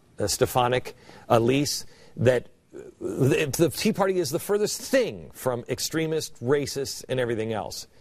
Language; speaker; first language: English; native; English